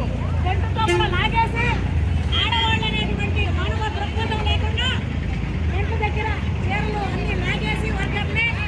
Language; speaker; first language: Telugu; native; Telugu